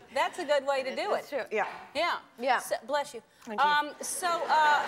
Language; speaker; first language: English; native; English